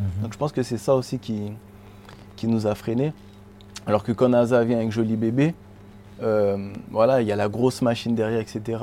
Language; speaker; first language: French; native; French